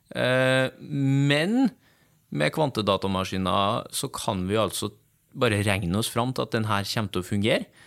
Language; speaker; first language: Norwegian; native; Norwegian